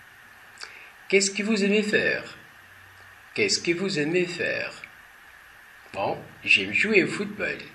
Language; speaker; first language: French; non-native, fluent; Portuguese